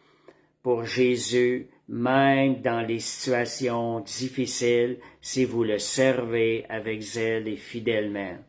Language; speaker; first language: French; native; French